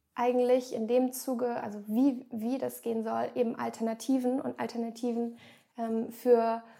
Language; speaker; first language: German; native; German